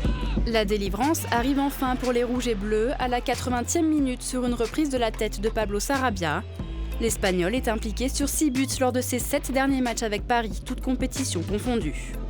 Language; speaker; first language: French; native; French